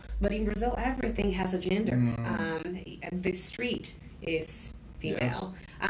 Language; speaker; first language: English; non-native, fluent; Portuguese